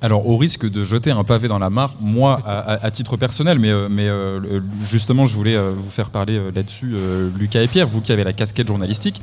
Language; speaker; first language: French; native; French